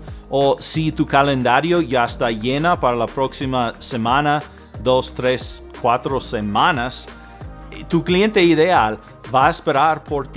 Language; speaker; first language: Spanish; non-native, fluent; English